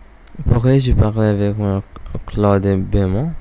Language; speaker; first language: French; non-native, learner; English